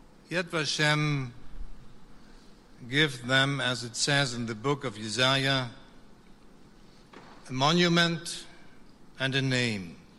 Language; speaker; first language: English; non-native, fluent; German